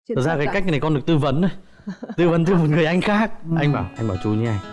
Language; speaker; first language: Vietnamese; native; Vietnamese